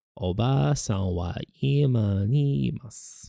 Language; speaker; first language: Japanese; non-native, learner; English